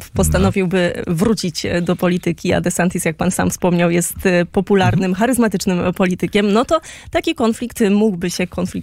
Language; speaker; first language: Polish; native; Polish